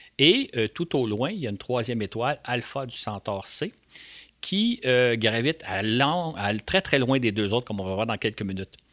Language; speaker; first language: French; native; French